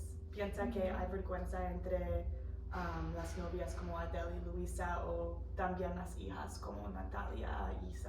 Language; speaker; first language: Spanish; non-native, fluent; English